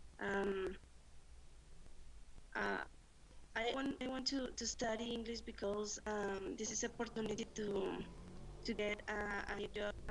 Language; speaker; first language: English; non-native, learner; Spanish